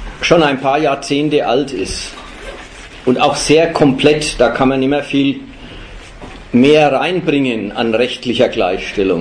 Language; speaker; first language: German; native; German